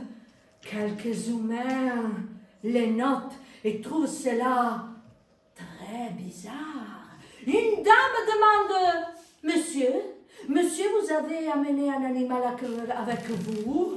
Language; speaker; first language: French; non-native, fluent; Italian